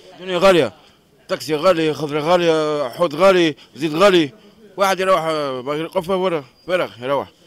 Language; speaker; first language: Arabic; native; Arabic